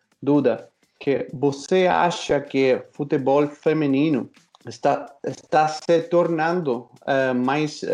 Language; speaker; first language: Portuguese; non-native, learner; Spanish